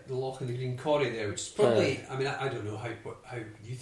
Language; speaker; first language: English; native; English